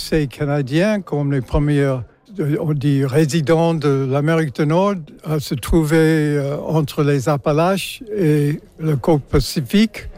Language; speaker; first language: French; non-native, fluent; English